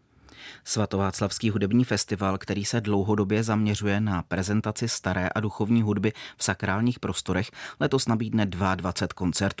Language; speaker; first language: Czech; native; Czech